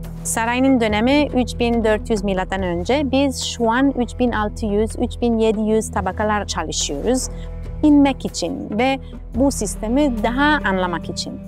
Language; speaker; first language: Turkish; non-native, fluent; Italian